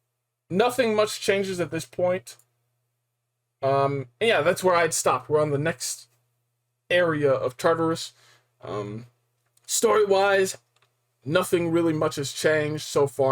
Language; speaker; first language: English; native; English